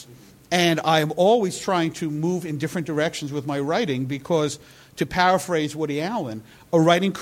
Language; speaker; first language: English; native; English